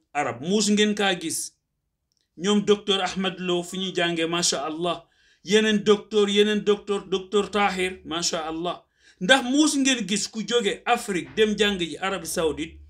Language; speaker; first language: Wolof; non-native, local second language; Fula